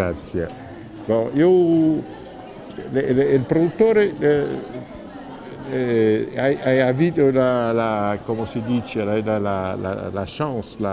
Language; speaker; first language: Italian; non-native, learner; Portuguese